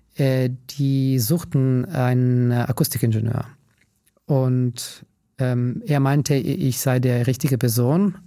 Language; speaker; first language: German; non-native, fluent; Italian